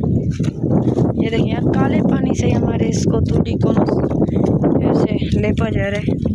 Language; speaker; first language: Urdu; non-native, local second language; Sindhi